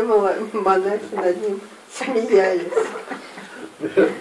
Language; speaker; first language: Russian; native; Russian